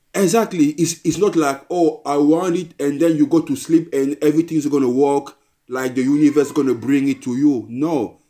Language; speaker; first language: English; non-native, local second language; Basaa